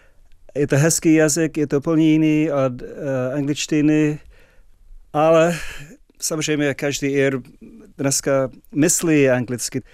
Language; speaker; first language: Czech; non-native, fluent; English